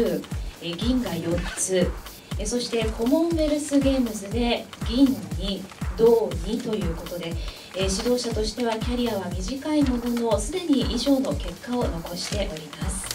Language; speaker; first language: Japanese; native; Japanese